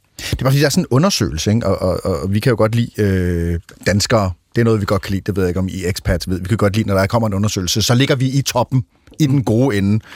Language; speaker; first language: Danish; native; Danish